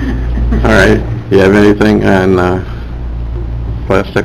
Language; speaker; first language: English; native; English